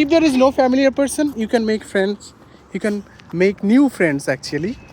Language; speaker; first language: English; non-native, local second language; Bangla